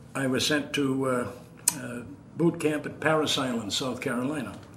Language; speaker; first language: English; native; English